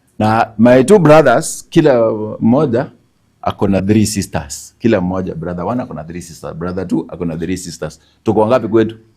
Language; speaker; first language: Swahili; non-native, local second language; Gusii